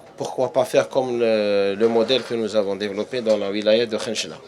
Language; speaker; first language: French; non-native, local second language; Arabic